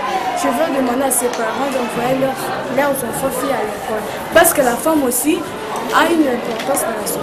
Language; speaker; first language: French; non-native, local second language; Lingala